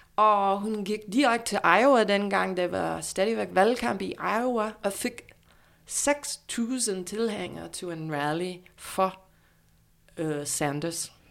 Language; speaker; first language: Danish; non-native, fluent; English